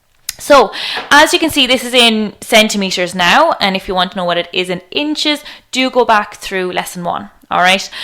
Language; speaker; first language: English; native; English